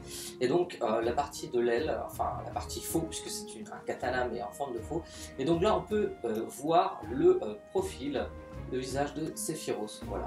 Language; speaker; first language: French; native; French